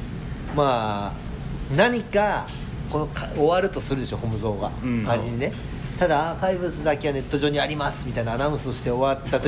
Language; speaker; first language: Japanese; native; Japanese